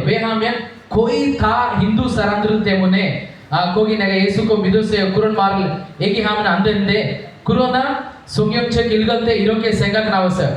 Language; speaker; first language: Korean; non-native, learner; Telugu